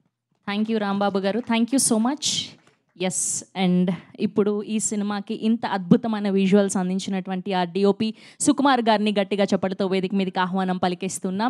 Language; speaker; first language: Telugu; native; Telugu